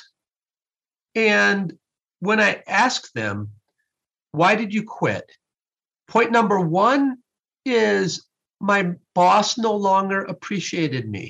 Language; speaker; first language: English; native; English